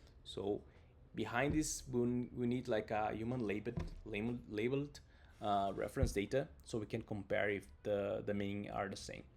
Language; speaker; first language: English; non-native, fluent; Portuguese